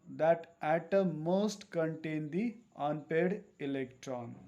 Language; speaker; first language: English; non-native, local second language; Marathi